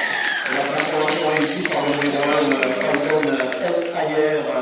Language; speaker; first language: French; native; French